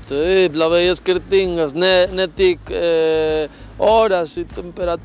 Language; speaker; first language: Lithuanian; non-native, learner; Spanish